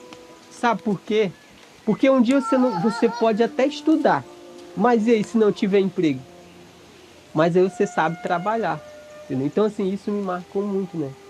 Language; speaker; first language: Portuguese; non-native, local second language; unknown